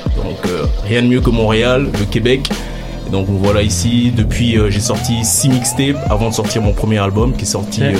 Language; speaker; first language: French; native; French